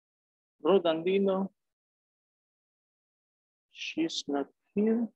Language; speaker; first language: English; non-native, fluent; Spanish